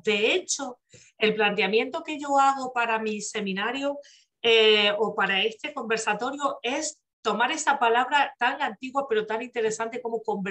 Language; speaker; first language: Spanish; native; Spanish